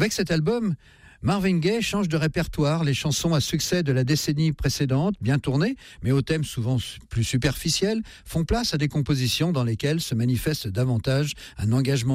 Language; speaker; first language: French; native; French